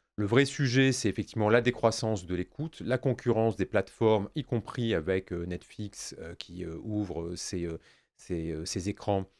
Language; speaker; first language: French; native; French